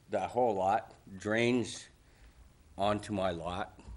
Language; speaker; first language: English; native; English